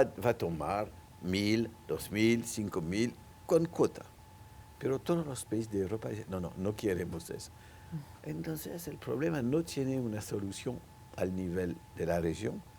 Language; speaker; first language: Spanish; non-native, local second language; French